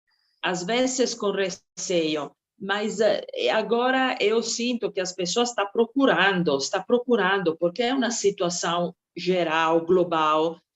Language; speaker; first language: Portuguese; non-native, fluent; Italian